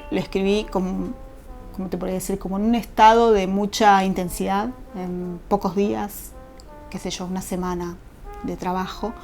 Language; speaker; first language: Spanish; native; Spanish